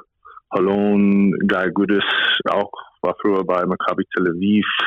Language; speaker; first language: German; non-native, fluent; English